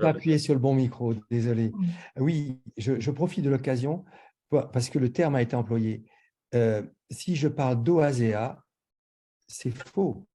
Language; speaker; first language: French; native; French